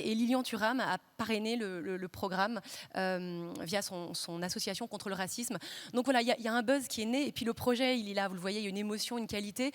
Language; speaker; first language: French; native; French